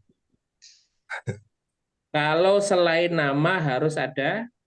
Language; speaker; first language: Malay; non-native, local second language; Javanese